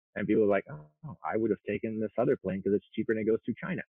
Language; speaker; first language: English; non-native, fluent; French